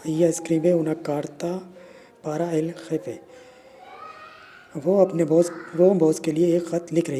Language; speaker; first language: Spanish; non-native, learner; Urdu